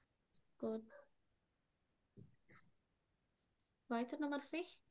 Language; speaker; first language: German; non-native, fluent; Indonesian